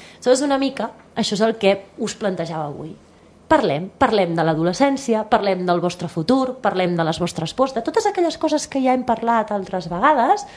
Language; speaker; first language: Catalan; native; Catalan